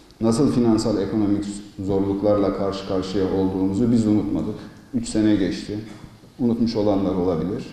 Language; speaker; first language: Turkish; native; Turkish